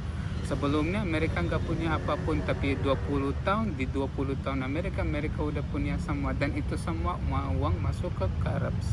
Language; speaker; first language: Indonesian; non-native, fluent; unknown